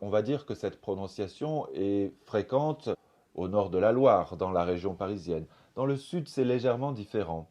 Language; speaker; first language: French; native; French